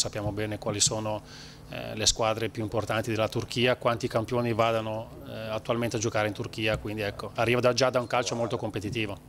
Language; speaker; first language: Italian; native; Italian